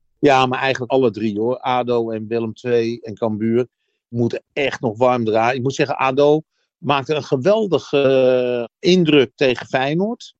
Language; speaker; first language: Dutch; native; Dutch